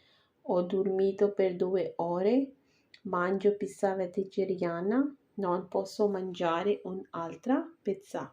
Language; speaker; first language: Italian; non-native, learner; Urdu